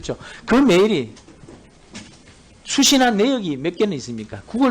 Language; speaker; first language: Korean; native; Korean